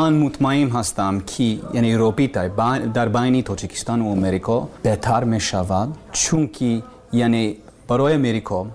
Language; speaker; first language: Persian; non-native, learner; English